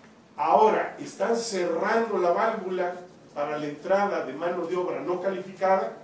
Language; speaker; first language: Spanish; native; Spanish